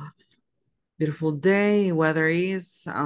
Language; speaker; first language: English; non-native, fluent; Spanish